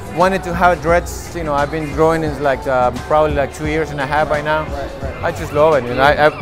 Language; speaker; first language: English; non-native, fluent; Spanish